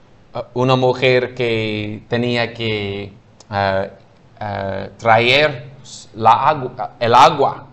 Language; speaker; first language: Spanish; non-native, fluent; English